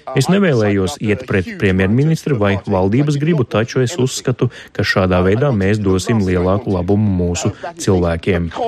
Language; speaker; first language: Latvian; early bilingual, heritage; Latvian